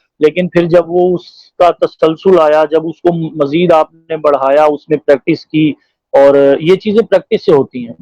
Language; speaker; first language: Urdu; non-native, local second language; Punjabi